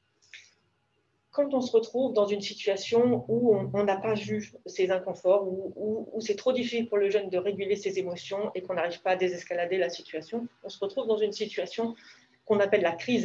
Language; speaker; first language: French; native; French